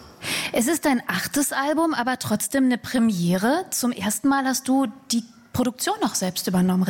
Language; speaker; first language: German; native; German